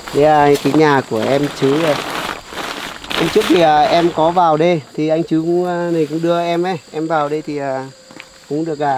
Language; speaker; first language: Vietnamese; native; Vietnamese